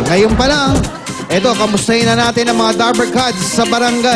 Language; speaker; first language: Filipino; native; Filipino